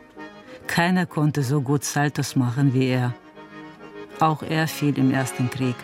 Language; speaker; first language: German; non-native, fluent; Chechen